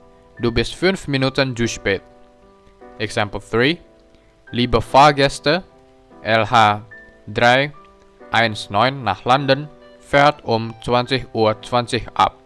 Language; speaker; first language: German; non-native, learner; Indonesian